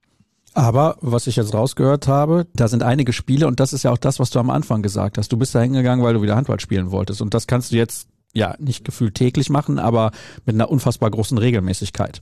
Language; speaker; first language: German; native; German